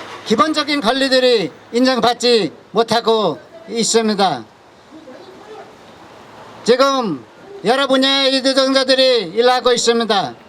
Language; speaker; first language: Korean; non-native, fluent; Nepali